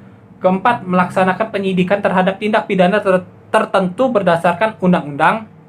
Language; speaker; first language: Indonesian; native; Indonesian